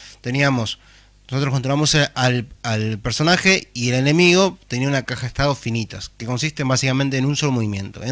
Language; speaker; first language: Spanish; native; Spanish